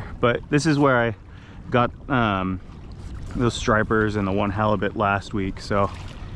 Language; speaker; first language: English; native; English